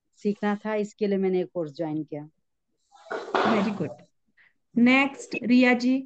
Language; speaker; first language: Hindi; native; Hindi